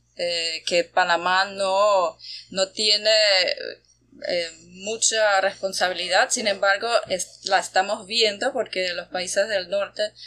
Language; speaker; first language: Spanish; non-native, fluent; German